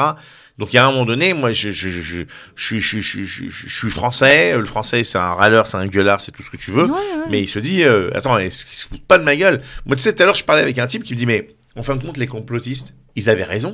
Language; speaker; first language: French; native; French